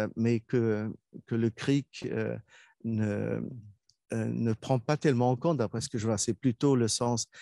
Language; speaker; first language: French; non-native, fluent; German